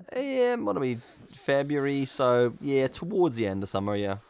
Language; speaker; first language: English; native; English